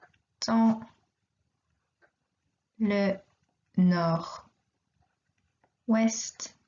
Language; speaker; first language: French; non-native, fluent; English